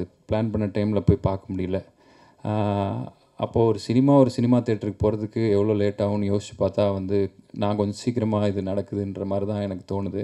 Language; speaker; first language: Tamil; native; Tamil